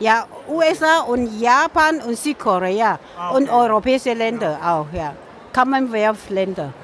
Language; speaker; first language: German; non-native, fluent; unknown